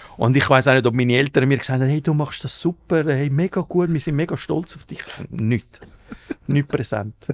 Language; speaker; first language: German; early bilingual, other home language; Spanish